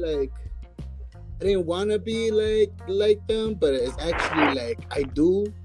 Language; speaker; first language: English; non-native, fluent; Spanish